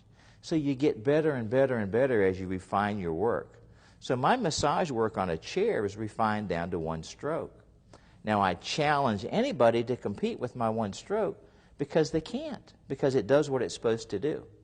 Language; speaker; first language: English; native; English